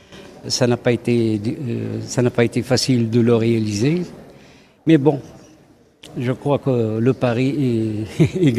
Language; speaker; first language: French; non-native, local second language; Arabic